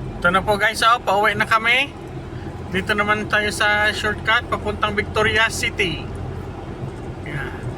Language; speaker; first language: Filipino; non-native, local second language; Hiligaynon